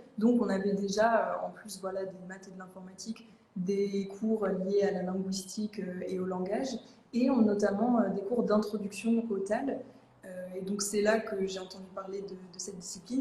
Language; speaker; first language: French; native; French